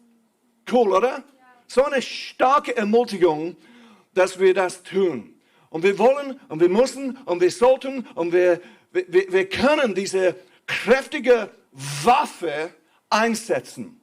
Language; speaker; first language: German; non-native, fluent; English